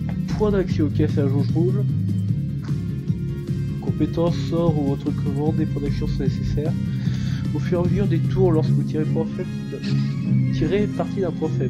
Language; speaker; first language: French; native; French